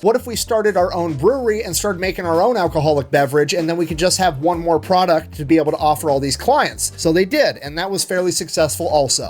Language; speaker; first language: English; native; English